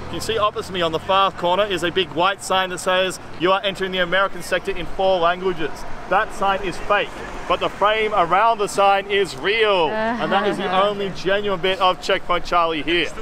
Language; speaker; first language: English; native; English